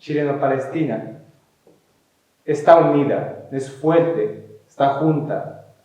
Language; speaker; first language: Spanish; non-native, fluent; Ukrainian